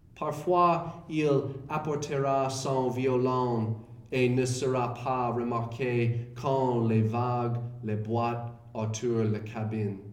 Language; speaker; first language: French; non-native, learner; English